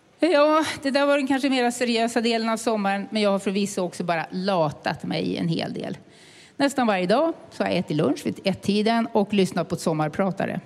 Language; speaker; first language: Swedish; native; Swedish